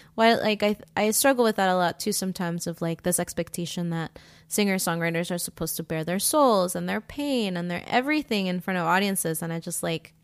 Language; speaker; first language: English; early bilingual, other home language; Spanish